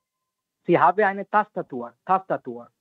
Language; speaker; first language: German; non-native, learner; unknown